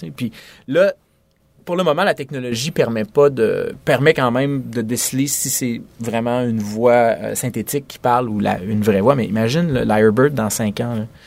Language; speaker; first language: French; native; French